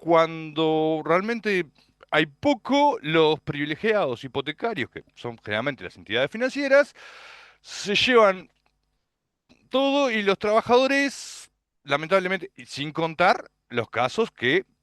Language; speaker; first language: Spanish; native; Spanish